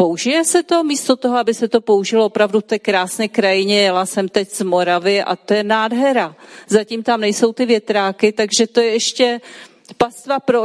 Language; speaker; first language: Czech; native; Czech